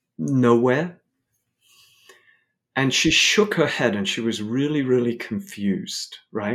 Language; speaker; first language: English; native; English